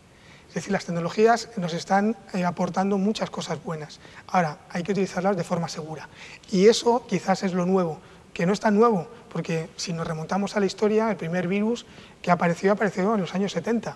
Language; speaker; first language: Spanish; native; Spanish